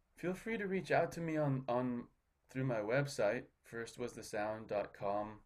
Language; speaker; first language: English; native; English